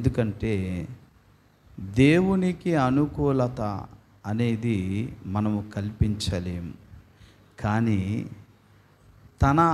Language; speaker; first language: Telugu; native; Telugu